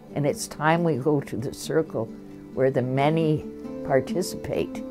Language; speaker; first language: English; native; English